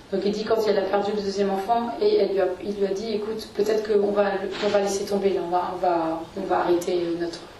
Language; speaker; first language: French; native; French